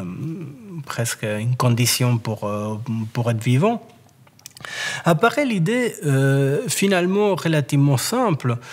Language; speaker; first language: French; native; French